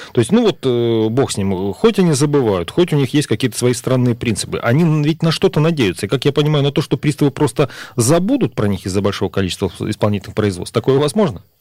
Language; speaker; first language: Russian; native; Russian